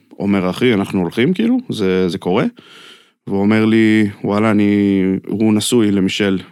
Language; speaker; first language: Hebrew; non-native, fluent; English